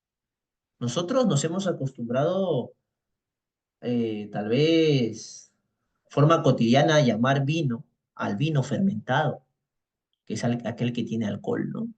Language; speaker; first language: Spanish; native; Spanish